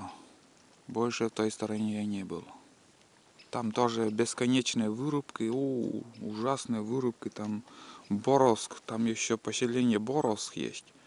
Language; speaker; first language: Russian; native; Russian